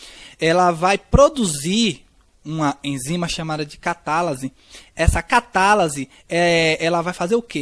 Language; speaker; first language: Portuguese; native; Portuguese